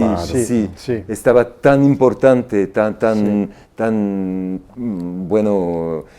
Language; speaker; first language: Spanish; non-native, fluent; French